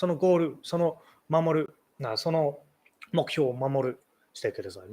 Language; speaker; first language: Japanese; non-native, learner; English